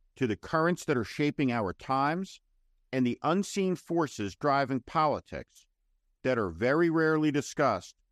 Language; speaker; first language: English; native; English